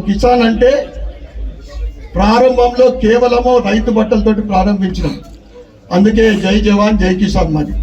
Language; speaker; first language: Telugu; native; Telugu